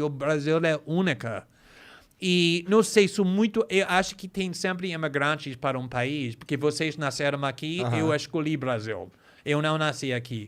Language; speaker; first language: Portuguese; non-native, fluent; English